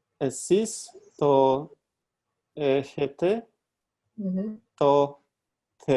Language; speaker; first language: Greek; non-native, learner; English